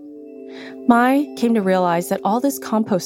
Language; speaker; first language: English; native; English